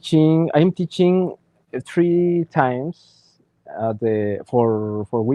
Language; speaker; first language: English; non-native, learner; Spanish